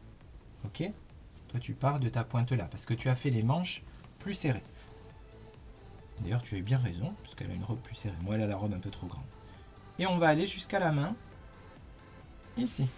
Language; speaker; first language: French; native; French